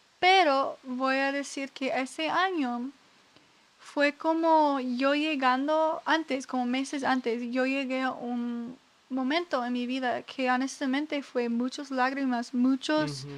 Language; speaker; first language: Spanish; non-native, learner; English